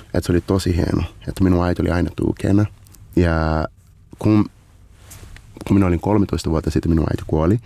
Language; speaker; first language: Finnish; non-native, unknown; Portuguese